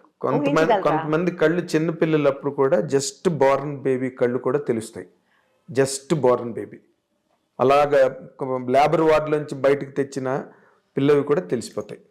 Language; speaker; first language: Telugu; native; Telugu